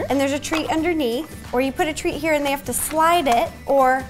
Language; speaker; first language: English; native; English